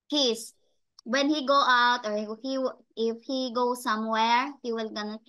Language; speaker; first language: English; non-native, learner; Cebuano